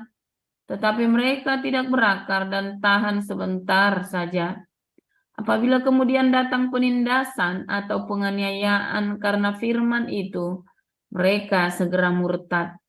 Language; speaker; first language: Indonesian; native; Indonesian